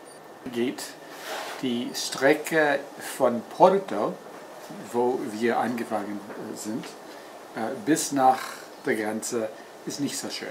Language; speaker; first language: German; non-native, fluent; English